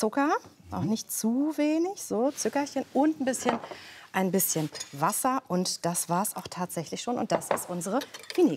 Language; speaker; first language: German; native; German